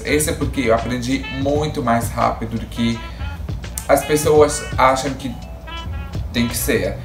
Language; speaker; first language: Portuguese; non-native, fluent; Arabic